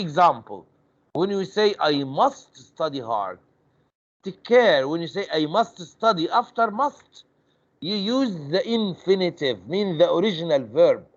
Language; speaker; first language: English; non-native, fluent; Arabic